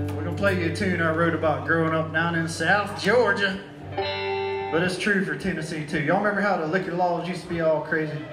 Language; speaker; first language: English; native; English